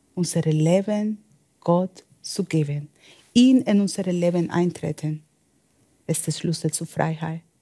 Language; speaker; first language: German; non-native, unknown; Spanish